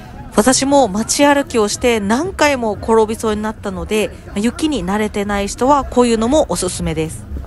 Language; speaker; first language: Japanese; native; Japanese